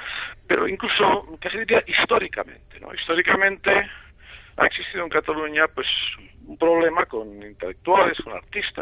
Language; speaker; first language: Spanish; native; Spanish